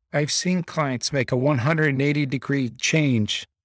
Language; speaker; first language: English; native; English